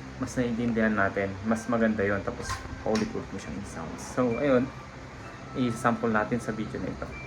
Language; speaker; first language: Filipino; native; Filipino